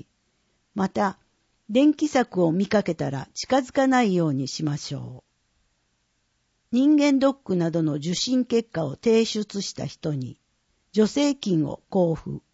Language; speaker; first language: Japanese; native; Japanese